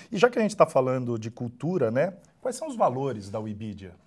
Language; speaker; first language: Portuguese; native; Portuguese